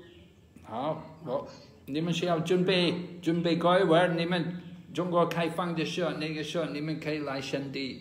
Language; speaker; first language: Chinese; non-native, fluent; English